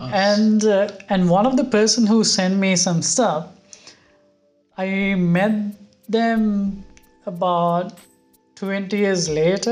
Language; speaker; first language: English; non-native, local second language; Sinhala